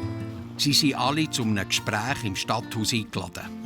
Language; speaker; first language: German; native; German